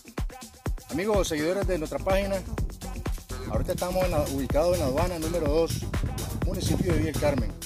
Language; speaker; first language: Spanish; native; Spanish